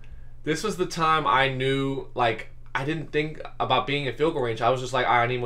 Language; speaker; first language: English; native; English